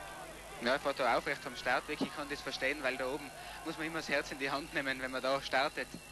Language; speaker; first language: German; native; German